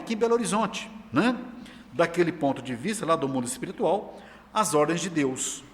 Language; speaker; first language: Portuguese; native; Portuguese